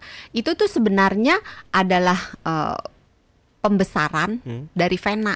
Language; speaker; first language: Indonesian; native; Indonesian